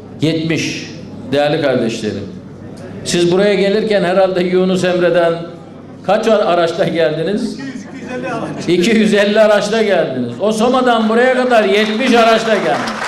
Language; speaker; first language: Turkish; native; Turkish